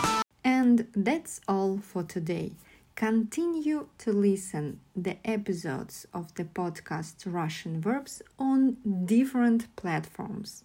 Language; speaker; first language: English; non-native, fluent; Russian